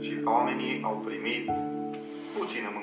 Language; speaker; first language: Romanian; non-native, local second language; Hungarian